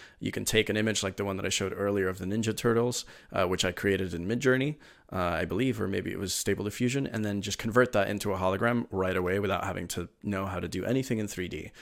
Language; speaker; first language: English; early bilingual, other home language; Spanish